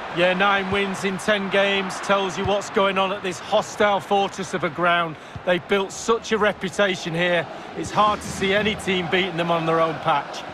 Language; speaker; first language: English; native; English